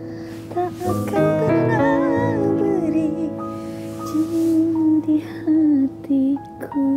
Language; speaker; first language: Indonesian; native; Indonesian